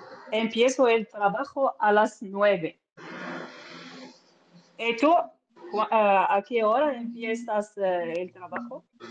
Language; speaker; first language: Spanish; non-native, learner; Arabic